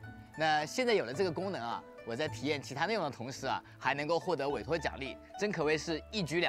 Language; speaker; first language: Chinese; native; Chinese